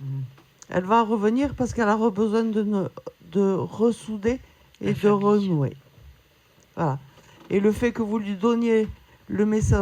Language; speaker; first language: French; native; French